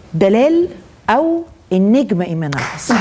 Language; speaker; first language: Arabic; native; Arabic